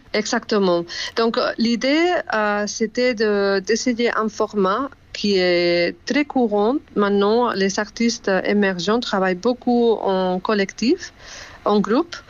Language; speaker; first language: French; non-native, fluent; Spanish